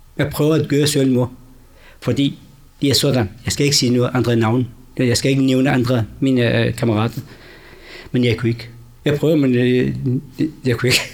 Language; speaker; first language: Danish; non-native, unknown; Kurdish